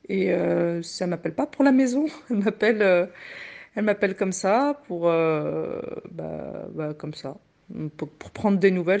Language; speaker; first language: French; native; French